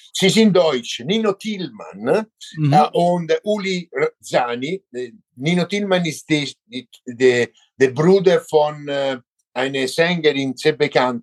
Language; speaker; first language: German; non-native, learner; Italian